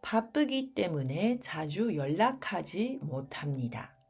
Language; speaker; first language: Korean; early bilingual, heritage; Japanese